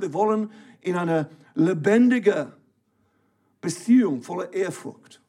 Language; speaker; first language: German; non-native, fluent; English